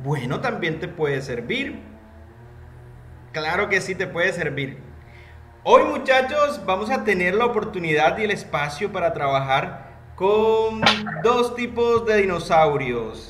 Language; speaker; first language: Spanish; native; Spanish